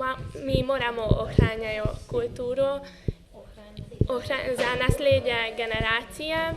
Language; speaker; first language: Slovenian; early bilingual, heritage; Slovenian